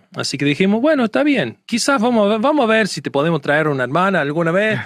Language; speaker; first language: Spanish; non-native, fluent; English